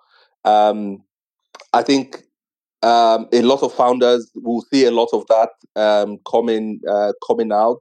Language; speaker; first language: English; non-native, local second language; Igbo